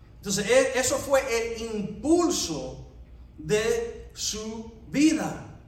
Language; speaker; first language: Spanish; non-native, fluent; English